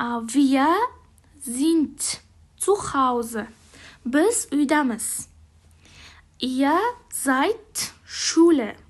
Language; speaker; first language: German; non-native, fluent; Uzbek